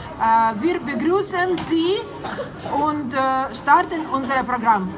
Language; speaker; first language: German; non-native, learner; Ukrainian